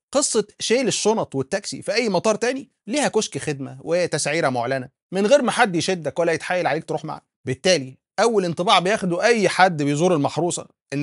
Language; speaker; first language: Arabic; native; Arabic